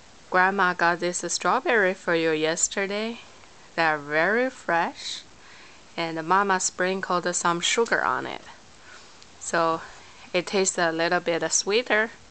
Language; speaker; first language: English; non-native, fluent; Chinese